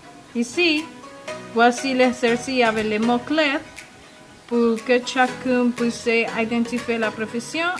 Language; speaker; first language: French; non-native, learner; Spanish